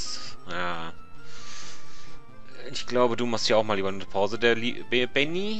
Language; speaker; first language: German; native; German